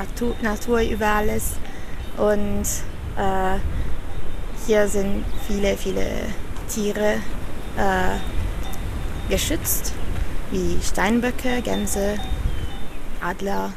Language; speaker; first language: German; non-native, fluent; Italian